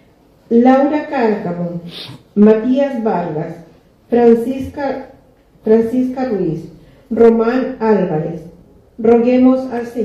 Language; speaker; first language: Spanish; native; Spanish